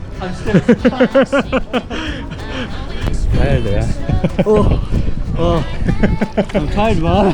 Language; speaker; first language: English; non-native, learner; Korean